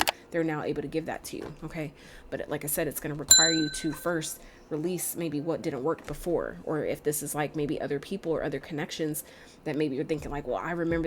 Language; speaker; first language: English; native; English